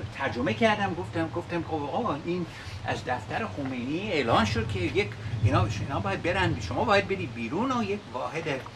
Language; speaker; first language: Persian; non-native, fluent; English